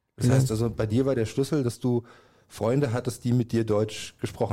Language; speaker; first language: German; native; German